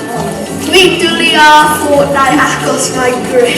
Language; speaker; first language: Welsh; non-native, learner; English